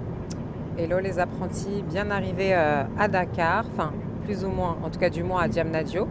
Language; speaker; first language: French; native; French